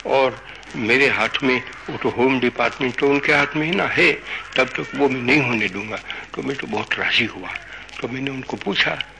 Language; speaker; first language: Hindi; non-native, local second language; Gujarati